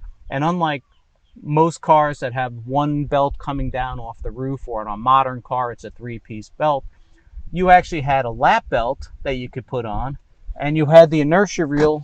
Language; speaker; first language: English; native; English